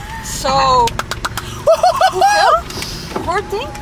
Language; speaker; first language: Dutch; non-native, learner; Italian